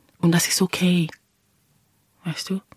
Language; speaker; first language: German; non-native, fluent; English